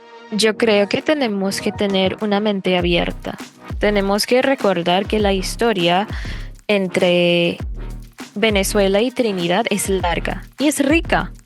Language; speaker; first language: Spanish; non-native, fluent; English